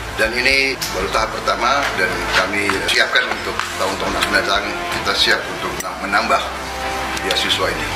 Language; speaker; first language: Indonesian; native; Indonesian